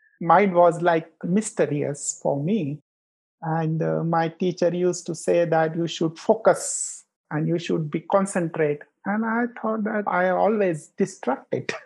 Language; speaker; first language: English; non-native, local second language; Marathi